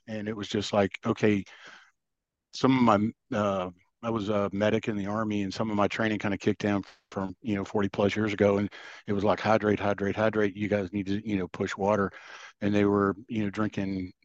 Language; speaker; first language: English; native; English